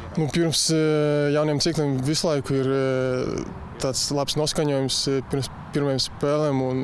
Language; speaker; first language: Latvian; non-native, local second language; Russian